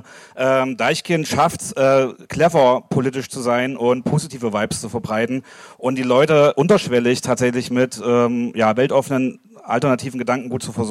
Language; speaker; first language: German; native; German